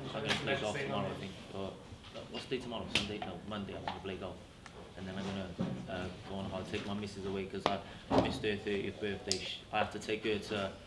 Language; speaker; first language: English; native; English